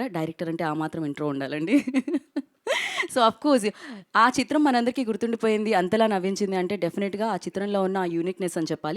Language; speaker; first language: Telugu; native; Telugu